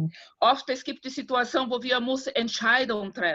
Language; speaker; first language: German; non-native, fluent; Portuguese